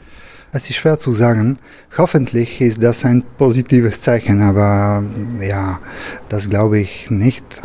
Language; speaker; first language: German; non-native, fluent; Bulgarian